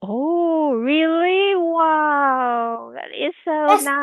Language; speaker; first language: English; non-native, fluent; Filipino